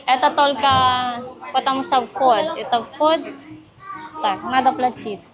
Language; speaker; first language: Russian; non-native, learner; Filipino